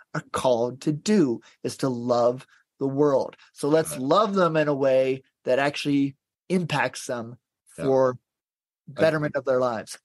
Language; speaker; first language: English; native; English